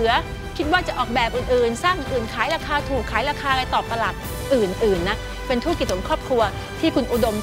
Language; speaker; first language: Thai; native; Thai